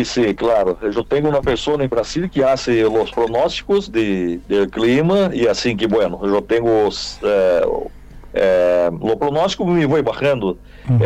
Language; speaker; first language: Spanish; non-native, learner; Portuguese